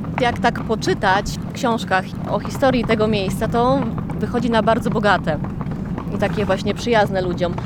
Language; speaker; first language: Polish; native; Polish